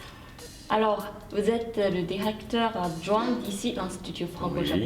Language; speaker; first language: French; non-native, fluent; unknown